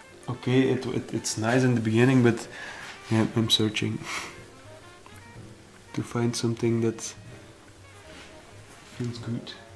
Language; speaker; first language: English; non-native, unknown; Dutch